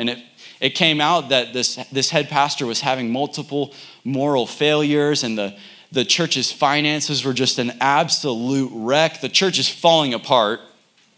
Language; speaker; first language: English; native; English